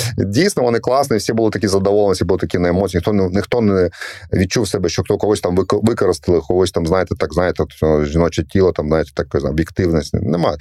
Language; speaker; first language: Ukrainian; non-native, local second language; Russian